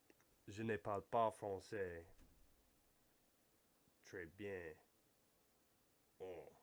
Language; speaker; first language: French; non-native, learner; English